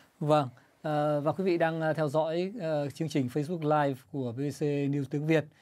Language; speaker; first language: Vietnamese; native; Vietnamese